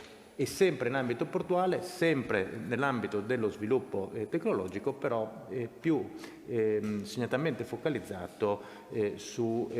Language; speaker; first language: Italian; native; Italian